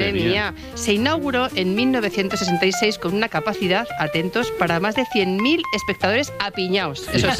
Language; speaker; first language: Spanish; native; Spanish